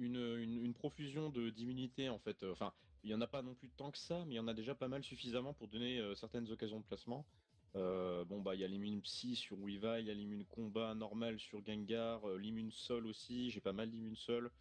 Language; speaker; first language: French; native; French